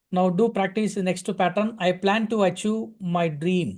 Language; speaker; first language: English; non-native, local second language; Telugu